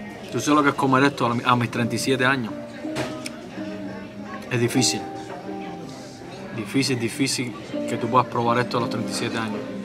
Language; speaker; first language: Spanish; native; Spanish